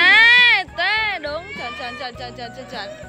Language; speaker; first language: Chinese; non-native, fluent; Vietnamese